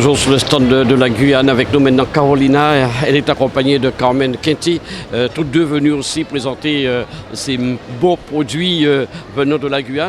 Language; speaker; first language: French; native; French